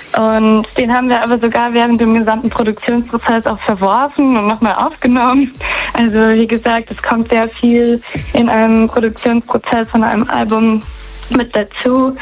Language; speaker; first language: German; non-native, fluent; Portuguese